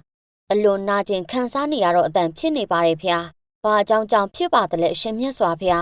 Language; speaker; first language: Burmese; native; Burmese